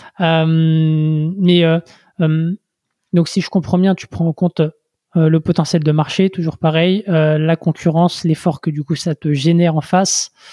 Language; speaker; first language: French; native; French